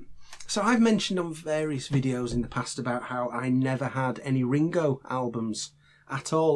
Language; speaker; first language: English; native; English